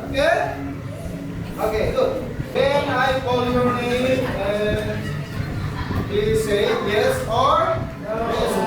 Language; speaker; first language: English; non-native, learner; Indonesian